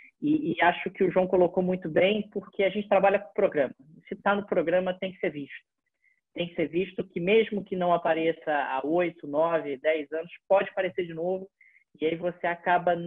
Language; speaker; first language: Portuguese; native; Portuguese